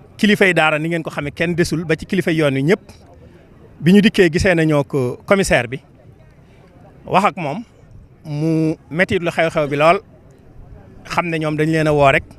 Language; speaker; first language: Wolof; native; Wolof